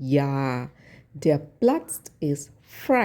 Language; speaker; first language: German; non-native, learner; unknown